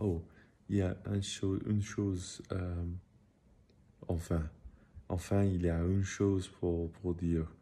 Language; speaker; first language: French; non-native, learner; English